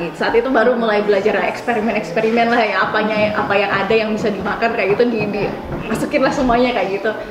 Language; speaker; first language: Indonesian; native; Indonesian